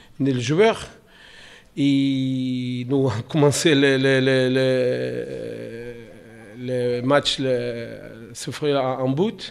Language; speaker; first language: French; non-native, learner; Portuguese